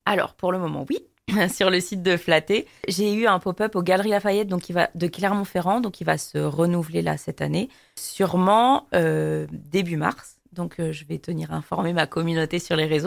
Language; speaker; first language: French; native; French